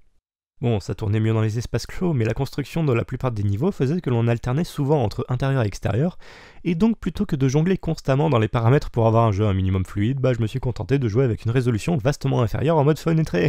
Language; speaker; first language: French; native; French